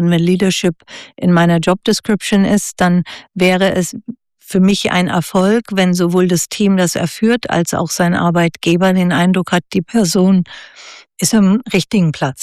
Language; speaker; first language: German; native; German